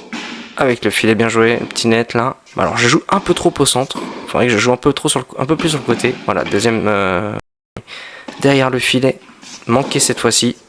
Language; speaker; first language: French; native; French